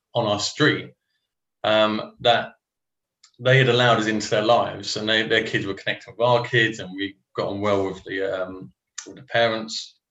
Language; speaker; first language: English; native; English